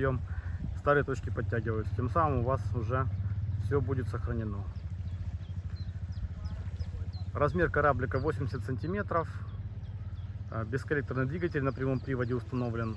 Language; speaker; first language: Russian; native; Russian